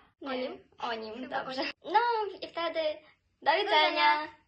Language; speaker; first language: Polish; non-native, learner; Ukrainian